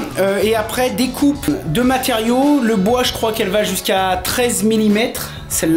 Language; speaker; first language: French; native; French